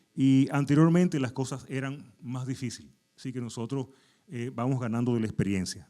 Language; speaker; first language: Spanish; native; Spanish